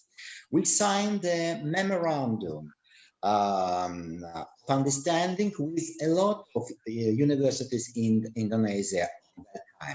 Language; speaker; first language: English; non-native, learner; Russian